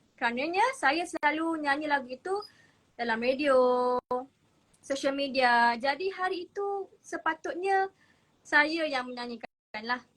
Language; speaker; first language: Malay; native; Malay